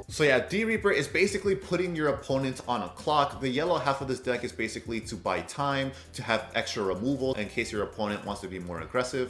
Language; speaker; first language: English; native; English